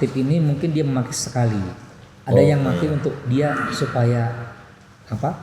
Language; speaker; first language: Indonesian; non-native, local second language; Banjar